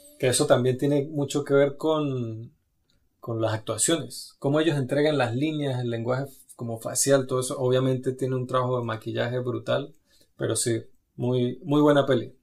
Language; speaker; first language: Spanish; native; Spanish